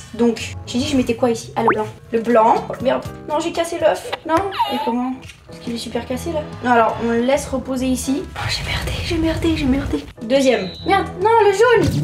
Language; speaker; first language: French; native; French